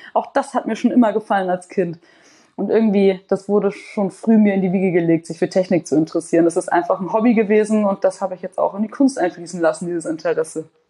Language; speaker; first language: German; native; German